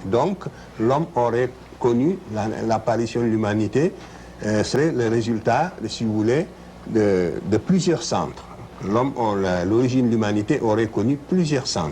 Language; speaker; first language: French; non-native, local second language; Wolof